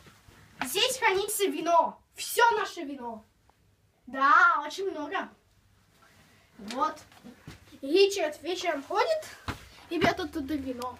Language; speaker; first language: Russian; early bilingual, heritage; Russian